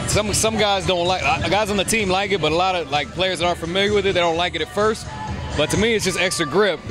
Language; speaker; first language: English; native; English